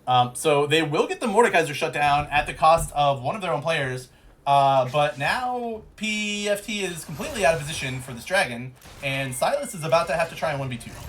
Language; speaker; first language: English; native; English